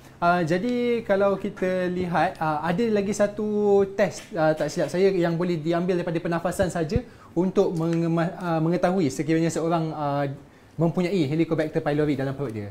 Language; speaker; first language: Malay; native; Malay